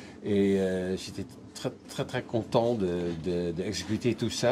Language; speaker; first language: French; non-native, fluent; Dutch